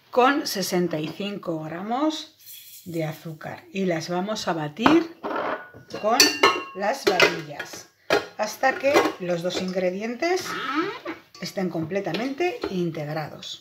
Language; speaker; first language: Spanish; native; Spanish